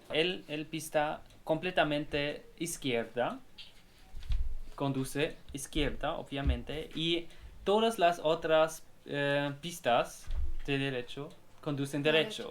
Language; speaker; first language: Spanish; non-native, learner; German